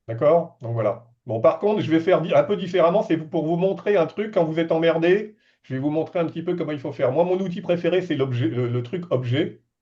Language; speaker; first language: French; native; French